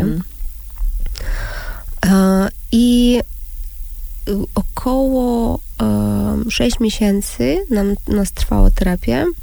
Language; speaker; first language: Polish; non-native, fluent; Russian